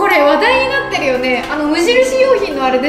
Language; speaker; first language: Japanese; native; Japanese